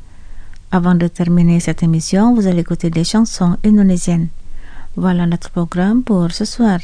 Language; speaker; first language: French; non-native, fluent; Indonesian